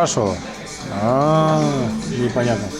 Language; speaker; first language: Russian; native; Russian